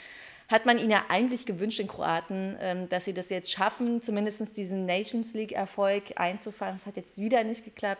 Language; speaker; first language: German; native; German